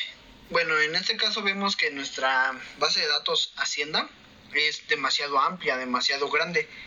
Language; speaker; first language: Spanish; native; Spanish